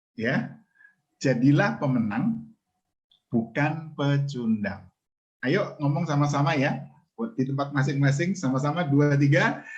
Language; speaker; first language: Indonesian; native; Indonesian